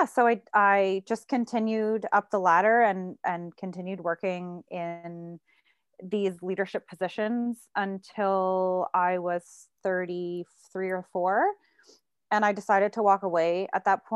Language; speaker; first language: English; native; English